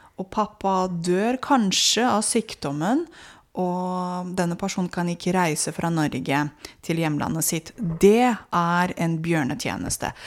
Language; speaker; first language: Norwegian; non-native, fluent; Romanian